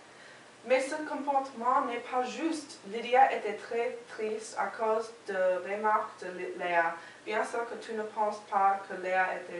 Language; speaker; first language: French; non-native, learner; English